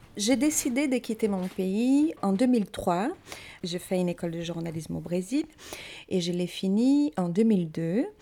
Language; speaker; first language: French; non-native, fluent; Portuguese